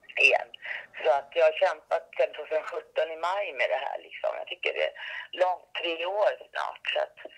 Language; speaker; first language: Swedish; native; Swedish